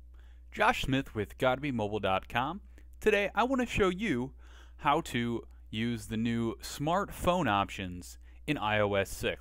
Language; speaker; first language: English; native; English